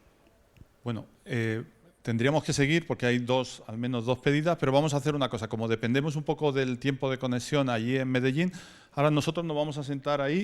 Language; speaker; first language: Spanish; native; Spanish